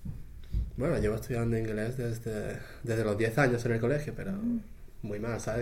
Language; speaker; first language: Spanish; native; Spanish